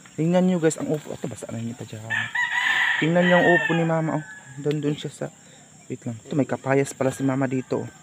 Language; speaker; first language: Filipino; non-native, local second language; Cebuano